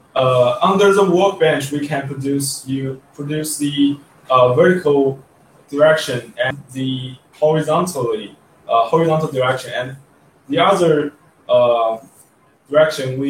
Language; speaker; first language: English; non-native, learner; Chinese